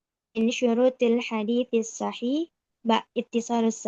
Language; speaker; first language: Arabic; non-native, learner; Indonesian